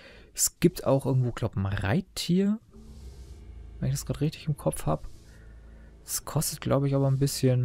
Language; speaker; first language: German; native; German